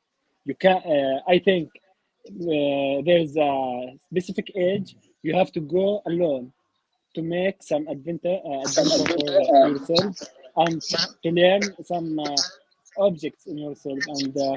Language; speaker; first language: English; non-native, learner; Arabic